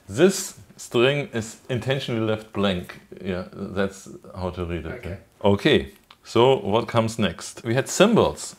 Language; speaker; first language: English; non-native, fluent; German